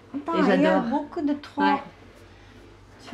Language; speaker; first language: French; non-native, learner; Japanese